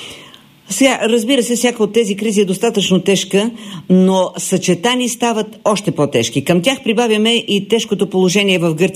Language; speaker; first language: Bulgarian; native; Bulgarian